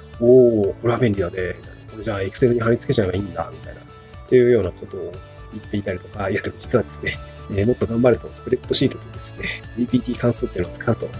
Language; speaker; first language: Japanese; native; Japanese